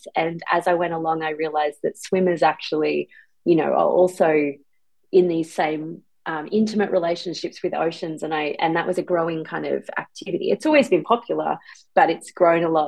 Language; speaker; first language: English; native; English